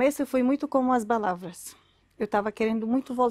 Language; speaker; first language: Portuguese; non-native, learner; Arabic